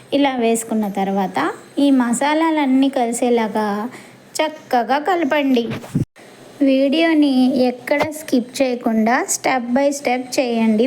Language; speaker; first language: Telugu; non-native, local second language; Urdu